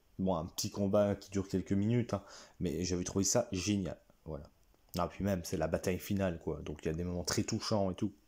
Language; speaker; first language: French; native; French